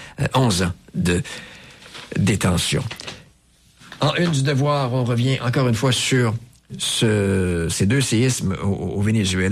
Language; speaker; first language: French; native; French